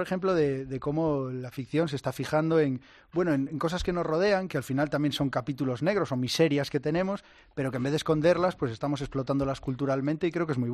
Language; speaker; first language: Spanish; native; Spanish